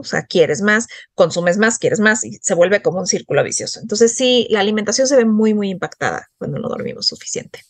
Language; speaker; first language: Spanish; native; Spanish